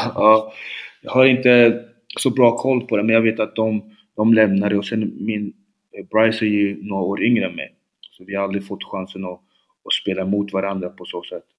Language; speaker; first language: Swedish; early bilingual, other home language; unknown